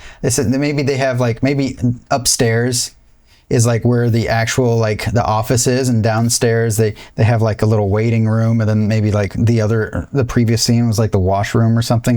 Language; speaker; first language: English; native; English